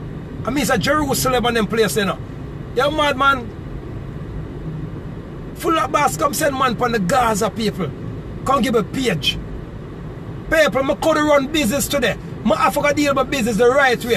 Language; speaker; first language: English; native; English